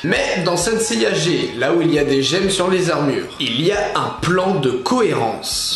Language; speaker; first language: French; native; French